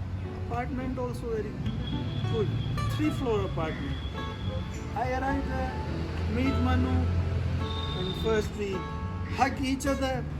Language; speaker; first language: English; non-native, learner; Hindi